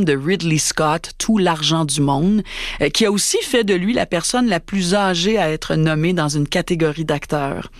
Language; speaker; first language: French; native; French